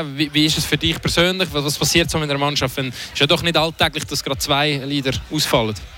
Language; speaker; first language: German; native; German